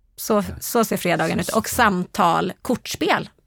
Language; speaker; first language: Swedish; native; Swedish